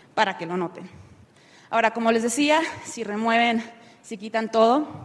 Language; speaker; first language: Spanish; native; Spanish